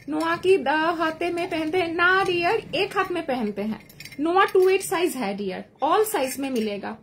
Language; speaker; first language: Hindi; non-native, local second language; Bangla